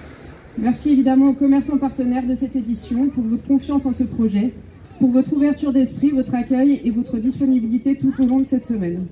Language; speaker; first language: French; native; French